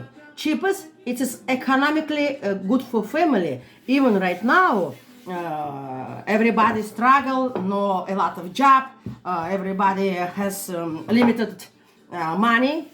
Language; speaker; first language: English; non-native, learner; Russian